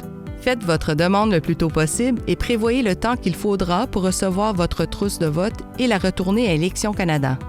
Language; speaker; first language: French; native; French